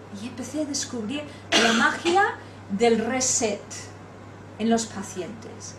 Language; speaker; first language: Spanish; non-native, fluent; English